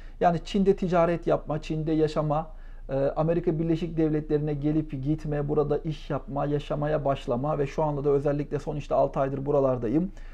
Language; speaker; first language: Turkish; native; Turkish